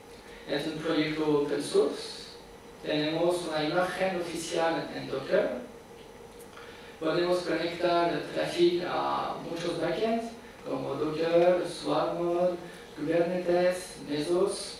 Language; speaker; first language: Spanish; non-native, fluent; French